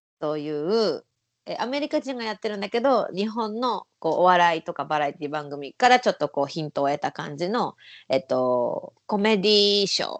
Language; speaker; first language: Japanese; native; Japanese